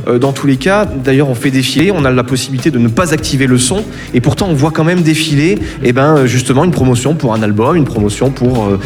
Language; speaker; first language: French; native; French